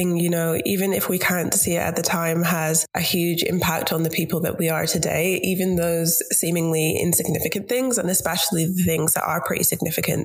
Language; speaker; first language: English; native; English